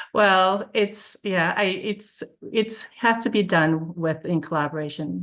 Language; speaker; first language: English; early bilingual, other home language; Korean